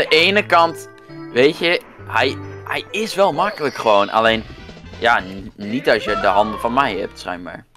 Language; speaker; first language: Dutch; native; Dutch